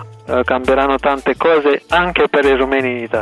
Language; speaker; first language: Italian; non-native, fluent; Romanian